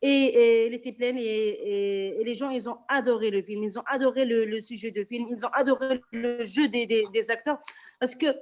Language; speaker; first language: French; non-native, local second language; Arabic